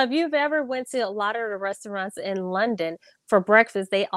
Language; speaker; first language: English; native; English